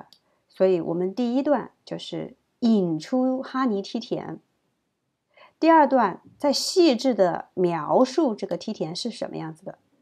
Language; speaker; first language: Chinese; native; Chinese